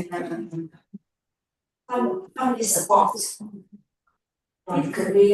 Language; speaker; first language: English; non-native, learner; Vietnamese